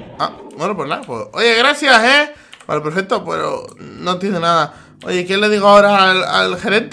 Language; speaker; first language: Spanish; native; Spanish